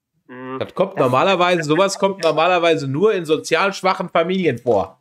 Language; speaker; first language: German; native; German